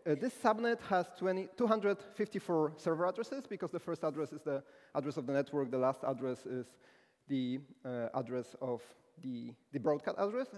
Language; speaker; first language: English; non-native, fluent; Polish